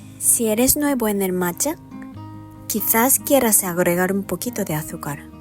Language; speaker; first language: Spanish; non-native, fluent; Japanese